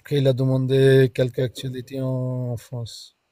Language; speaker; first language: French; non-native, learner; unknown